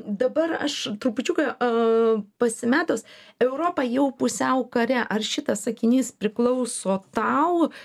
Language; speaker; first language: Lithuanian; native; Lithuanian